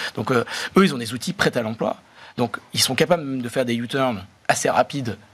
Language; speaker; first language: French; native; French